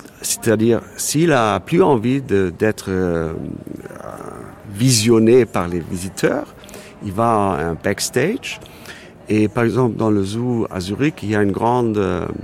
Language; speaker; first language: French; non-native, fluent; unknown